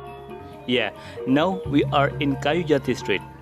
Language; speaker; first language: English; non-native, local second language; Indonesian